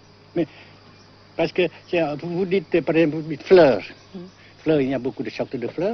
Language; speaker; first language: French; non-native, local second language; Vietnamese